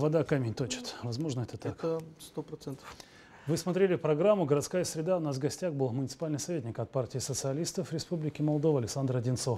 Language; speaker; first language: Russian; native; Russian